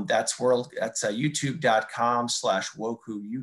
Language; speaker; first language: English; native; English